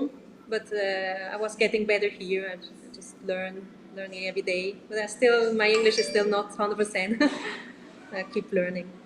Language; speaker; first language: English; non-native, learner; Italian